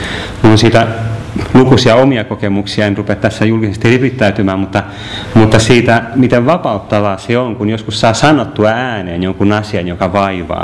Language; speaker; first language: Finnish; native; Finnish